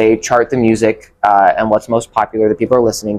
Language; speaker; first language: English; native; English